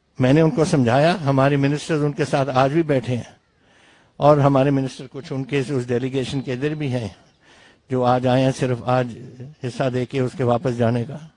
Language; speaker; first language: Hindi; non-native, local second language; Punjabi